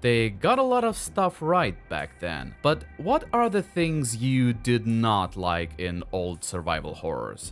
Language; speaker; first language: English; non-native, fluent; Russian